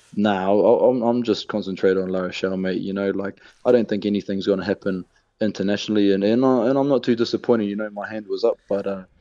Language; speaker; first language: English; native; English